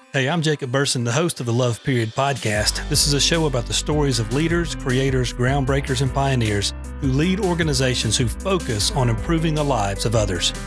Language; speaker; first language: English; native; English